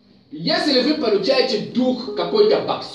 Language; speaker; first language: Russian; non-native, fluent; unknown